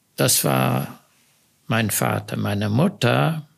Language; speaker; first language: German; native; German